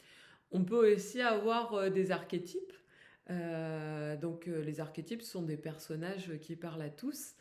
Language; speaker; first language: French; native; French